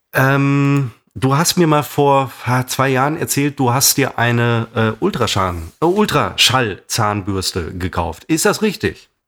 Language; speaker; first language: German; native; German